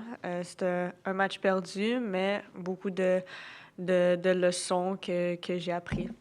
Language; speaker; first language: French; non-native, local second language; English